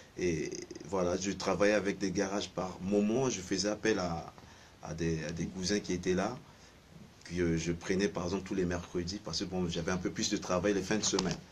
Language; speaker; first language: French; non-native, local second language; Sango